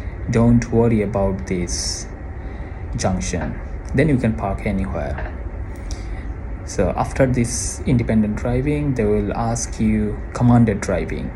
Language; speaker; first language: English; non-native, local second language; Sylheti